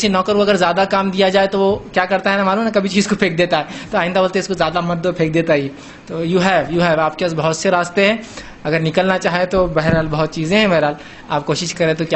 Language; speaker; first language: Urdu; native; Urdu